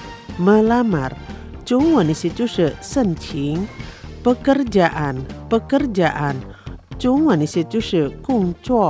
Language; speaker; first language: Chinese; non-native, fluent; Indonesian